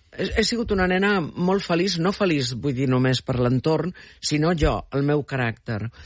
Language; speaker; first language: Catalan; early bilingual, heritage; Catalan